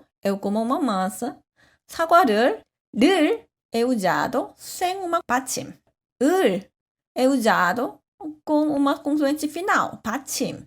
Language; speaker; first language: Portuguese; non-native, fluent; Korean